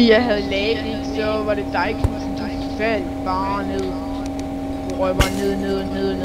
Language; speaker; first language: Danish; native; Danish